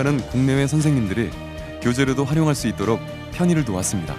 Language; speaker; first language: Korean; native; Korean